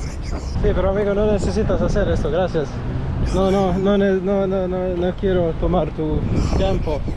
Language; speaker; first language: Spanish; non-native, learner; Bosnian